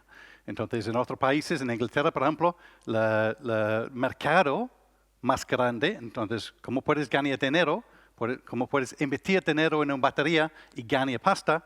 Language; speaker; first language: Spanish; non-native, learner; English